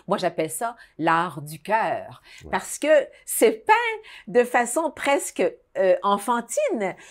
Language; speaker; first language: French; native; French